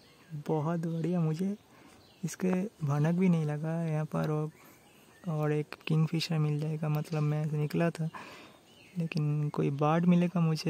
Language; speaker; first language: Hindi; non-native, local second language; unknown